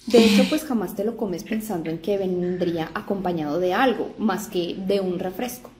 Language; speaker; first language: Spanish; native; Spanish